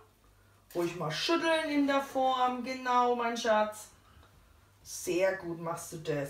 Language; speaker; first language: German; native; German